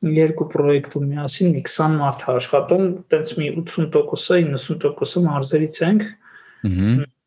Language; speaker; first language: Armenian; native; Armenian